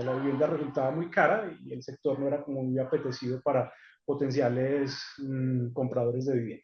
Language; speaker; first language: Spanish; native; Spanish